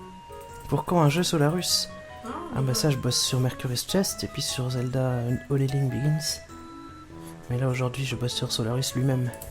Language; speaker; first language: French; native; French